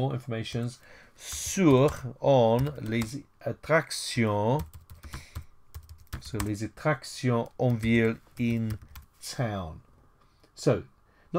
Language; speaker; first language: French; non-native, fluent; English